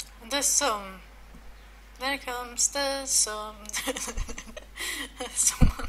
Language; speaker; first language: Swedish; non-native, learner; German